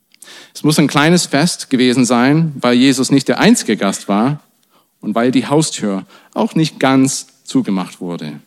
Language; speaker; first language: German; non-native, fluent; English